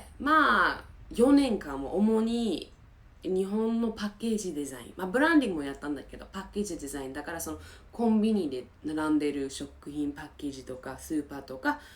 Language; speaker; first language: Japanese; non-native, fluent; English